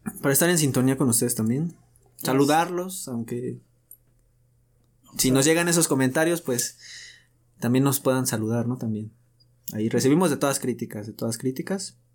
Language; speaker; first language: Spanish; native; Spanish